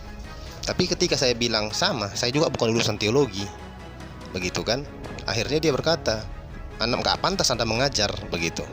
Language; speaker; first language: Indonesian; native; Indonesian